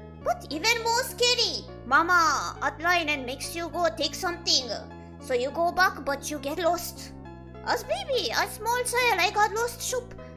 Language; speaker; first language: English; non-native, learner; Japanese